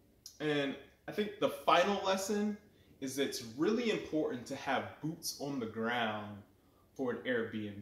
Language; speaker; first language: English; native; English